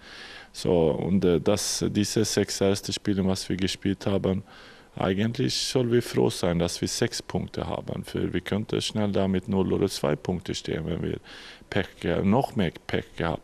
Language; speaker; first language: German; non-native, learner; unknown